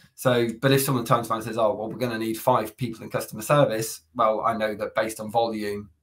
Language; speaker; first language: English; native; English